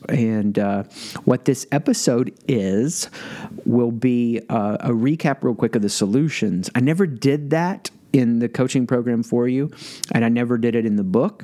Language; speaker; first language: English; native; English